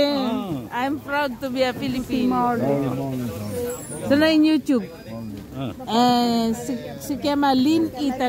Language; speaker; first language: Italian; non-native, learner; Filipino